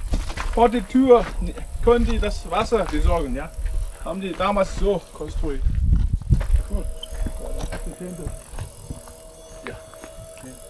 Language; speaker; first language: German; non-native, learner; Mongolian